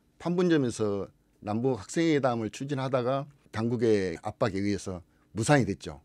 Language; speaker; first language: Korean; native; Korean